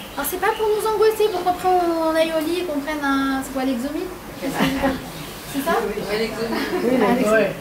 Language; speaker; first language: French; native; French